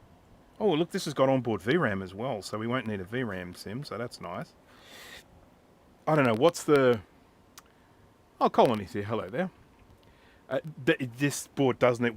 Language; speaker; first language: English; native; English